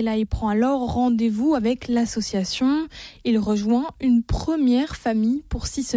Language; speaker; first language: French; native; French